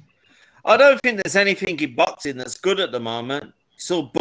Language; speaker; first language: English; native; English